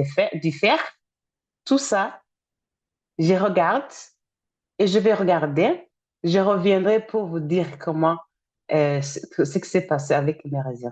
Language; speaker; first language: French; non-native, fluent; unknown